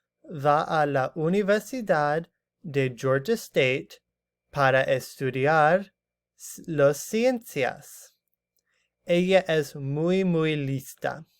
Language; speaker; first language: Spanish; non-native, learner; English